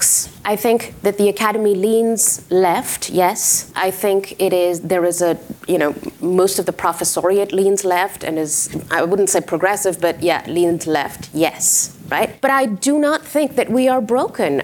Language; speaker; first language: English; non-native, local second language; Urdu